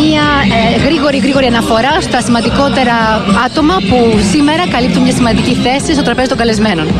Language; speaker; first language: Greek; native; Greek